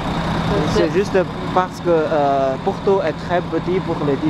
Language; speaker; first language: French; non-native, learner; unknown